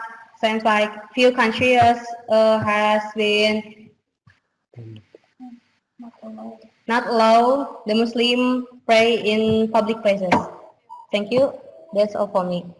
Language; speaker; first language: English; non-native, learner; Indonesian